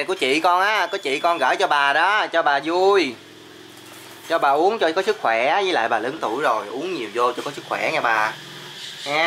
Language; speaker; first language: Vietnamese; native; Vietnamese